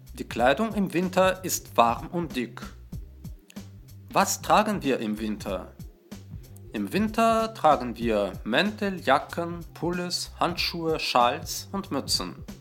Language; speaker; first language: German; non-native, fluent; Russian